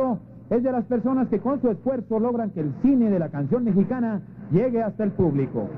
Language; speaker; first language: Spanish; native; Spanish